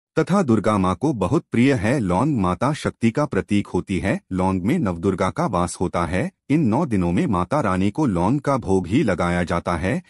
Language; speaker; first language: Hindi; native; Hindi